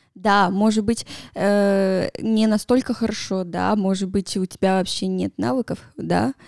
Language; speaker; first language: Russian; non-native, fluent; Spanish